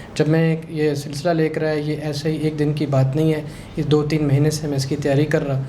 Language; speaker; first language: Urdu; native; Urdu